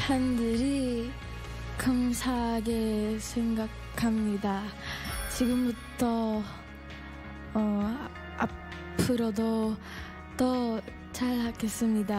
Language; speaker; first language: Korean; non-native, learner; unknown